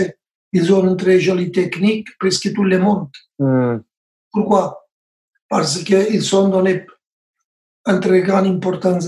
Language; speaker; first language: French; non-native, learner; Spanish